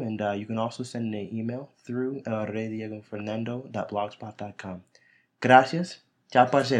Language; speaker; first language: English; native; English